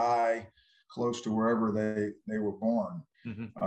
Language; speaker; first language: English; native; English